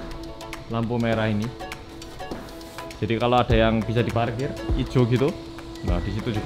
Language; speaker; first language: Indonesian; early bilingual, other home language; Korean